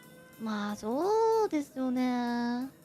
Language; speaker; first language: Japanese; non-native, fluent; Chinese